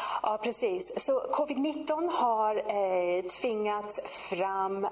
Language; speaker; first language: Swedish; non-native, fluent; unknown